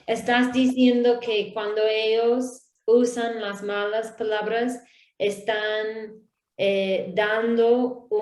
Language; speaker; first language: Spanish; non-native, learner; English